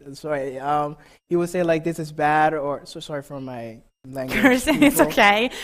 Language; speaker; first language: English; non-native, fluent; Papiamento